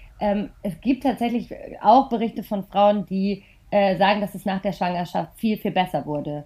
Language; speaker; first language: German; native; German